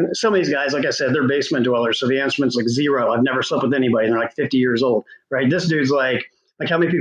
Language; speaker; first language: English; native; English